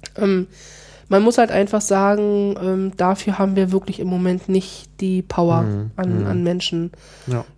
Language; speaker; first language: German; native; German